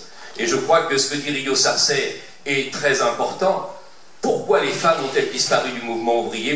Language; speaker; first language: French; native; French